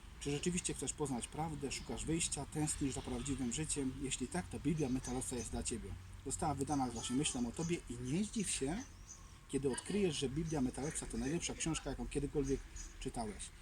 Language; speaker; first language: Polish; native; Polish